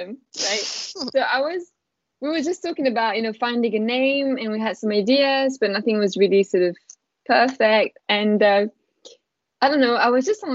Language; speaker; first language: English; non-native, fluent; French